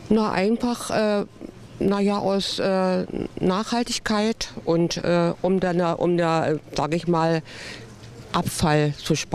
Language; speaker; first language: German; native; German